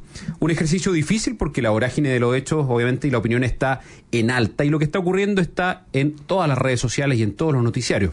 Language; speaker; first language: Spanish; native; Spanish